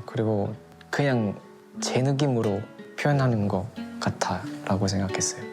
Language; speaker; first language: Korean; non-native, fluent; Thai